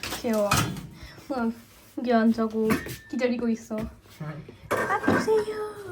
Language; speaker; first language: Korean; non-native, learner; French